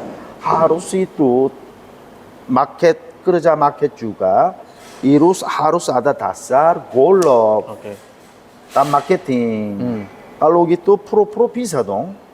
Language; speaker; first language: Indonesian; non-native, learner; Korean